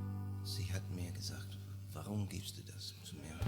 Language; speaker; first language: German; non-native, learner; English